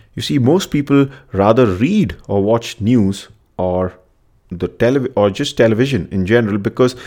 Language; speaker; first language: English; non-native, local second language; Hindi